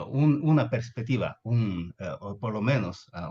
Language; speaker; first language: Spanish; non-native, fluent; Chinese